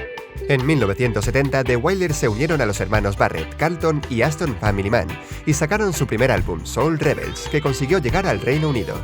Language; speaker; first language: Spanish; native; Spanish